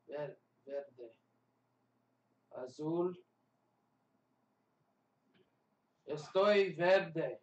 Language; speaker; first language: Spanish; non-native, learner; English